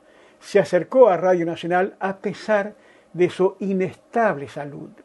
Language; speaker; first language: Spanish; native; Spanish